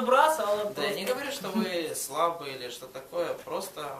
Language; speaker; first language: Russian; native; Russian